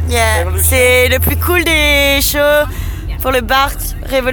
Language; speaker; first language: French; non-native, learner; English